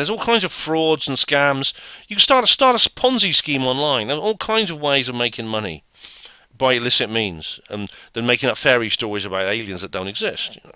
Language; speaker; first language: English; native; English